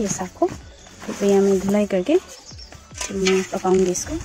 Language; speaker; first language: Hindi; non-native, local second language; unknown